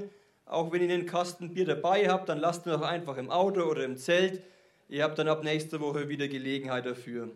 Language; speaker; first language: German; native; German